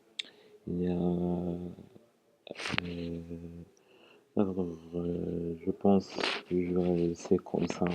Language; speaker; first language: French; non-native, local second language; Arabic